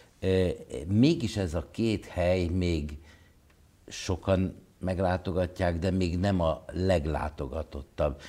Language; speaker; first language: Hungarian; native; Hungarian